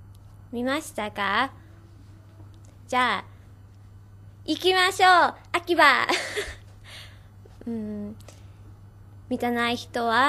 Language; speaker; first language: Japanese; non-native, learner; English